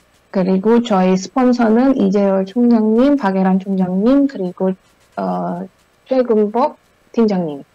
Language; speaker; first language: Korean; non-native, fluent; Indonesian